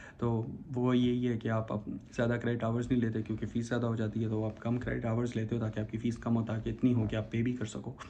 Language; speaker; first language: Urdu; native; Urdu